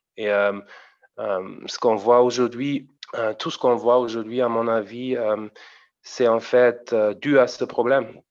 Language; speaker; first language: French; non-native, fluent; German